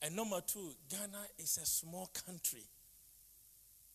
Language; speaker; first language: English; non-native, local second language; Akan